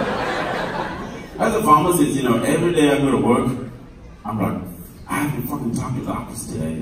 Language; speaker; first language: English; non-native, fluent; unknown